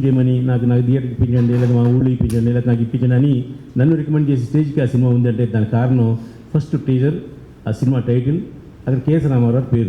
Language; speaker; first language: Telugu; native; Telugu